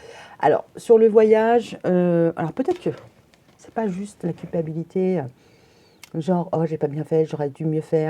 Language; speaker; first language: French; native; French